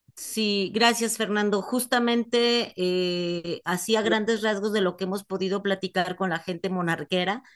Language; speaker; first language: Spanish; native; Spanish